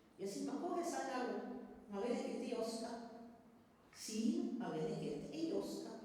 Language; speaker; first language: Estonian; non-native, fluent; French